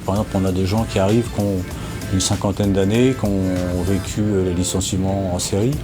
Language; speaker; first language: French; native; French